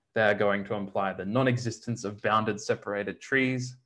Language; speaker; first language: English; native; English